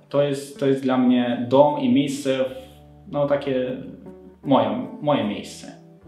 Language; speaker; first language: Polish; non-native, fluent; Ukrainian